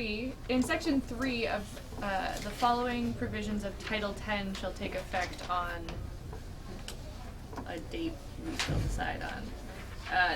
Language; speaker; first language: English; native; English